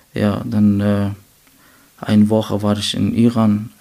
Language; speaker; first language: German; non-native, learner; Persian